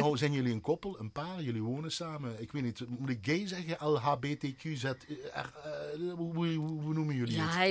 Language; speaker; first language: Dutch; native; Dutch